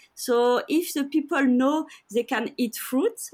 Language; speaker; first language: English; non-native, learner; French